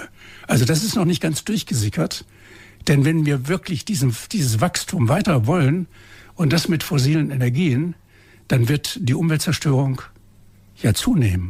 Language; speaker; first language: German; native; German